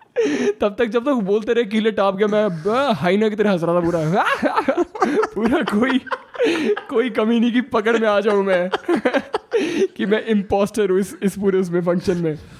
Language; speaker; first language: Hindi; native; Hindi